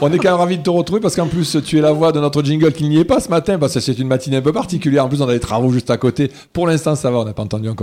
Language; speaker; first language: French; native; French